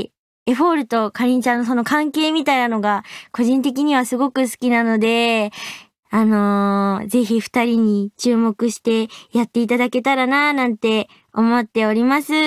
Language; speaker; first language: Japanese; native; Japanese